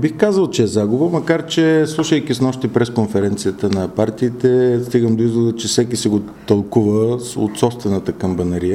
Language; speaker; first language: Bulgarian; native; Bulgarian